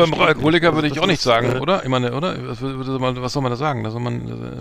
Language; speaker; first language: German; native; German